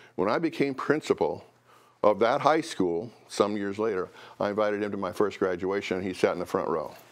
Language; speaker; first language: English; native; English